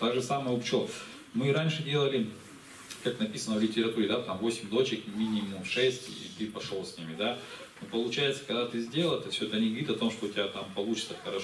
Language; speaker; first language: Russian; native; Russian